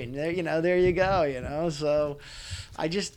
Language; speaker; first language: English; native; English